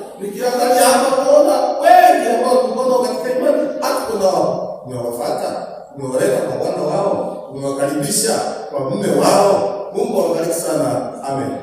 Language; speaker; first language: Swahili; native; Swahili